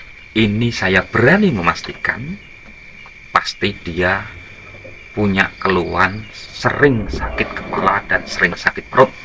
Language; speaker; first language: Indonesian; non-native, local second language; Javanese